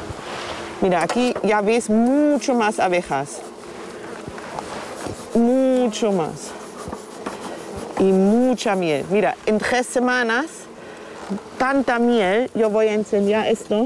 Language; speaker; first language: Spanish; non-native, fluent; German